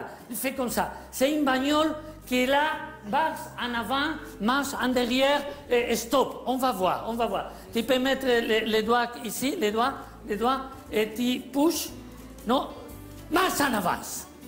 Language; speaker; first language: French; non-native, learner; Spanish